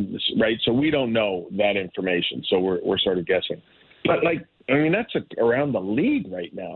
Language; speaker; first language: English; native; English